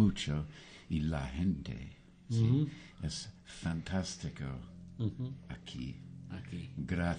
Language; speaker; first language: Spanish; non-native, learner; English